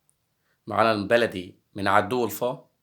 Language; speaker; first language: Arabic; native; Arabic